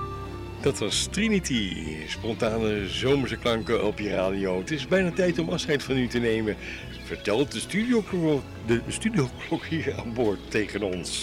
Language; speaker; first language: Dutch; native; Dutch